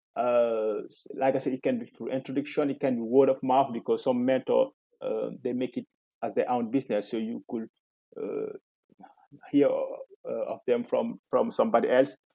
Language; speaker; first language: English; non-native, fluent; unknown